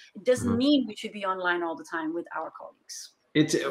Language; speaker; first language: English; non-native, fluent; Danish